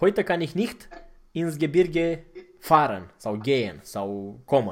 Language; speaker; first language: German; non-native, fluent; Romanian